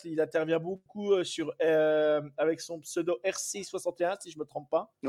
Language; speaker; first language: French; native; French